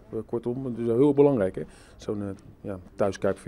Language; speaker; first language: Dutch; native; Dutch